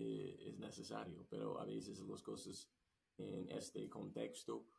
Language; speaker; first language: Spanish; non-native, learner; English